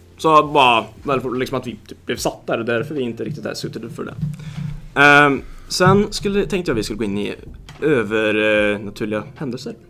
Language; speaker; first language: Swedish; native; Swedish